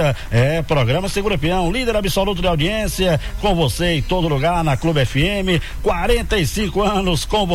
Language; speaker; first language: Portuguese; native; Portuguese